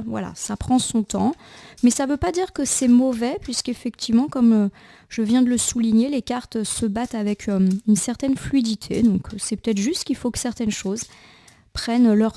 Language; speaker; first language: French; native; French